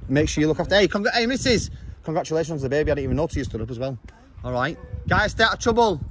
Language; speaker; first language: English; native; English